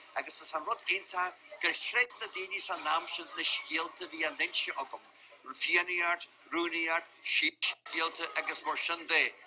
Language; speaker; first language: Irish; native; Irish